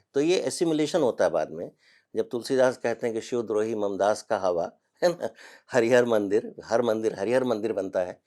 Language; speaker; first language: Hindi; native; Hindi